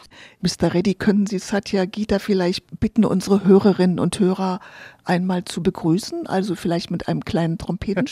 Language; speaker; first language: German; native; German